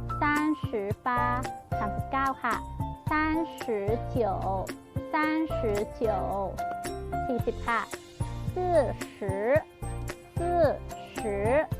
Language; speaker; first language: Chinese; non-native, fluent; Thai